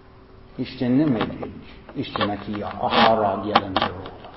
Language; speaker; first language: Hungarian; non-native, fluent; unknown